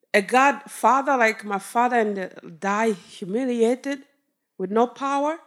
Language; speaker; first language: English; non-native, local second language; Kinyarwanda